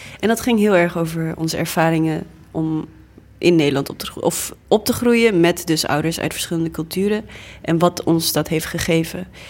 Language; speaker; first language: Dutch; early bilingual, other home language; English